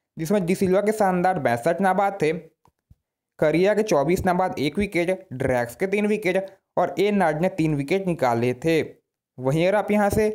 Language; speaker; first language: Hindi; native; Hindi